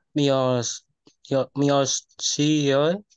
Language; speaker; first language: Korean; non-native, learner; Indonesian